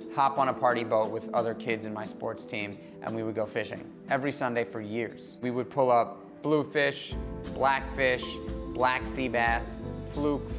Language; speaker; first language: English; native; English